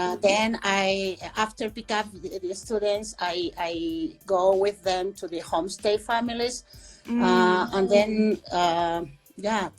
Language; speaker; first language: English; non-native, fluent; Spanish